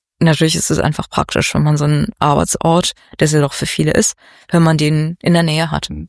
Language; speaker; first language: German; native; German